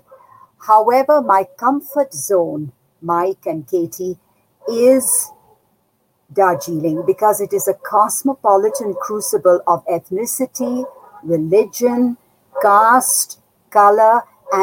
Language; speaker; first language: English; non-native, local second language; Nepali